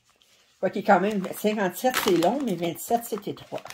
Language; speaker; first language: French; native; French